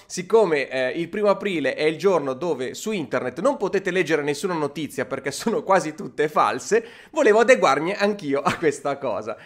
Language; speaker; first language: Italian; native; Italian